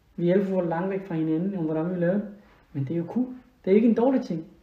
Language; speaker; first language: Danish; non-native, fluent; Spanish